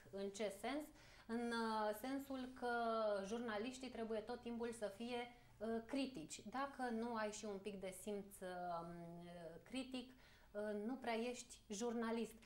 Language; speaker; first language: Romanian; native; Romanian